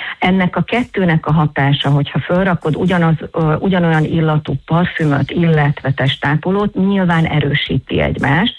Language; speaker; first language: Hungarian; native; Hungarian